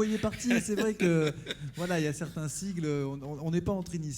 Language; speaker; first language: French; native; French